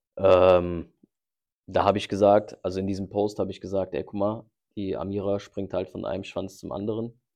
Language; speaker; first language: German; early bilingual, other home language; Turkish